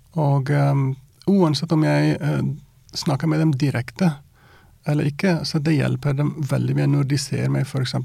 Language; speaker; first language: Norwegian; non-native, fluent; Persian